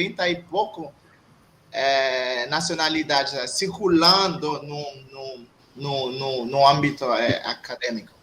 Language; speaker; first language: Portuguese; non-native, fluent; Haitian Creole